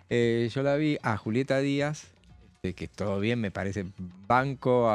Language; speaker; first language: Spanish; native; Spanish